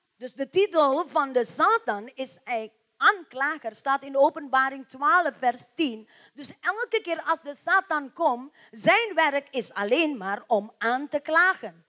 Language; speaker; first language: Dutch; non-native, learner; Indonesian